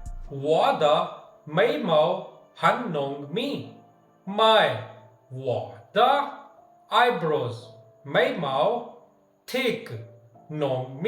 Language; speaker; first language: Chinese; non-native, fluent; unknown